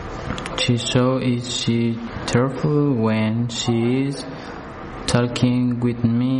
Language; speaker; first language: English; non-native, learner; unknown